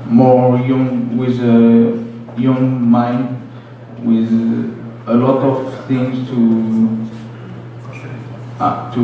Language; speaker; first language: English; non-native, learner; French